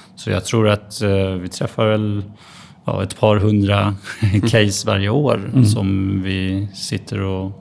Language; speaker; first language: Swedish; native; Swedish